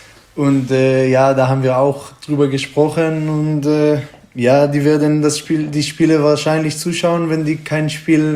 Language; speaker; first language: German; non-native, fluent; Hebrew